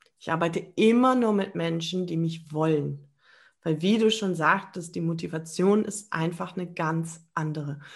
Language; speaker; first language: German; native; German